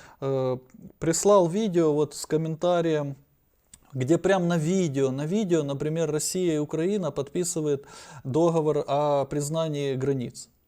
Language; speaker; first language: Russian; non-native, local second language; Ukrainian